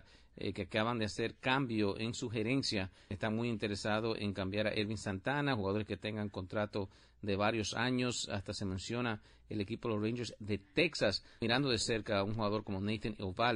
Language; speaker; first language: Spanish; native; Spanish